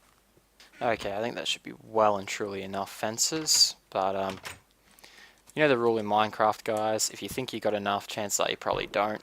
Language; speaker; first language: English; native; English